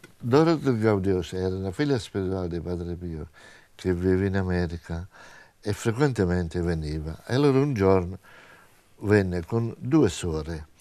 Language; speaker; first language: Italian; native; Italian